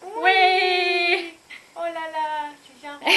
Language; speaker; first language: French; native; French